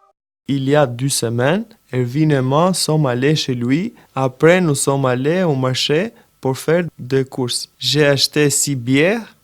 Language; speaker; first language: French; non-native, learner; Albanian